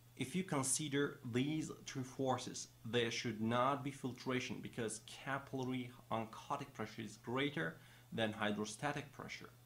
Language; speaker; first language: English; non-native, fluent; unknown